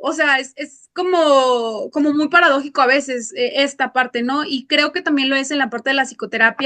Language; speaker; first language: Spanish; native; Spanish